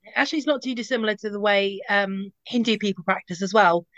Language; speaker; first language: English; native; English